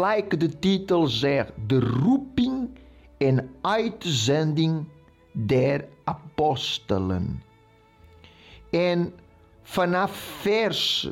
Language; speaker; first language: Dutch; non-native, local second language; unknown